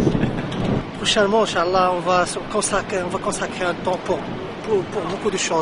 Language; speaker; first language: French; non-native, local second language; Arabic